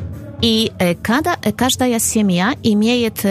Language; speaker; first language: Russian; non-native, fluent; Polish